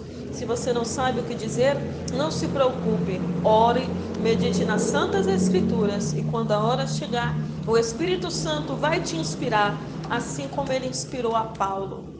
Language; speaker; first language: Portuguese; native; Portuguese